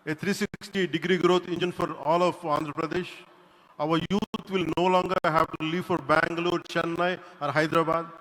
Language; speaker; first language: English; non-native, local second language; Telugu